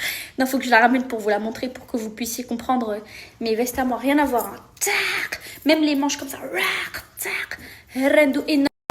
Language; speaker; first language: French; native; French